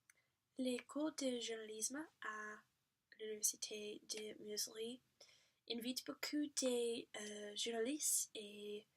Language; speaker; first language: French; non-native, learner; English